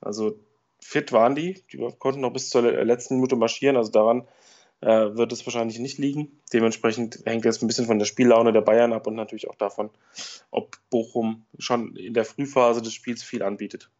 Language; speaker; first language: German; native; German